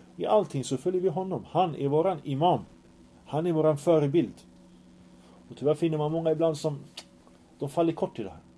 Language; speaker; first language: Swedish; early bilingual, other home language; Arabic